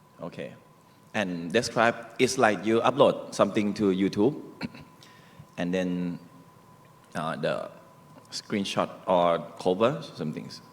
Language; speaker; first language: English; non-native, learner; Thai